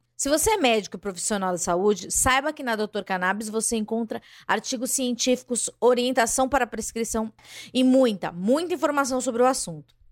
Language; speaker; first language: Portuguese; native; Portuguese